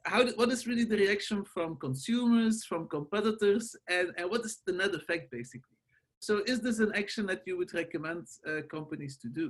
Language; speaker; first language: English; non-native, fluent; Dutch